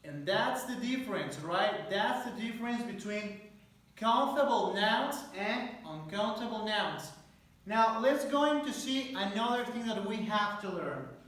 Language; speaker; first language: English; non-native, fluent; Spanish